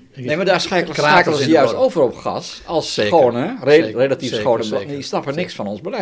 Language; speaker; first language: Dutch; native; Dutch